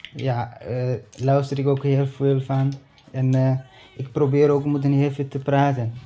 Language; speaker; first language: Dutch; non-native, learner; Tigrinya